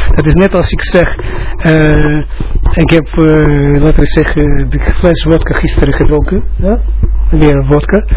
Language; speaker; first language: Dutch; non-native, fluent; Russian